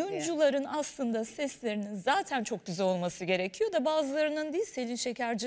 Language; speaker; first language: Turkish; native; Turkish